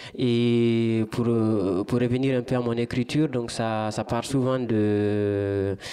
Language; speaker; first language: French; non-native, local second language; Fula